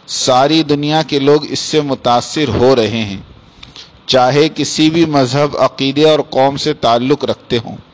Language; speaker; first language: Urdu; native; Urdu